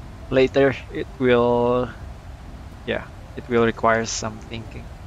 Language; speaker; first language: English; non-native, fluent; Indonesian